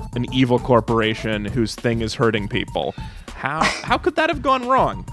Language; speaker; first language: English; native; English